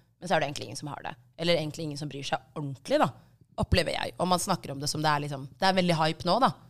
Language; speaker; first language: Norwegian; early bilingual, other home language; Tigrinya